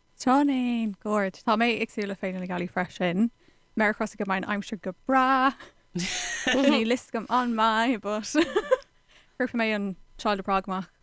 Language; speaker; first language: Irish; non-native, local second language; English